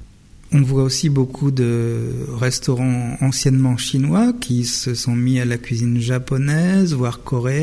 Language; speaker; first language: French; native; French